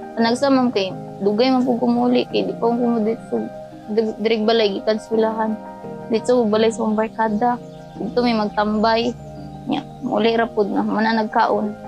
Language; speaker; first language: Cebuano; native; Cebuano